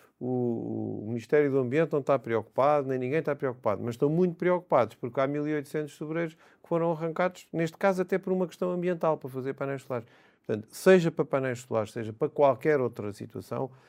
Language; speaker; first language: Portuguese; native; Portuguese